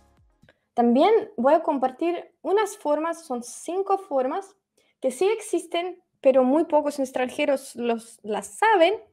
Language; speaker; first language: Spanish; non-native, fluent; Russian